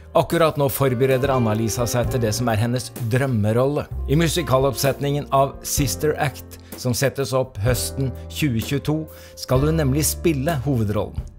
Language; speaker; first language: Norwegian; native; Norwegian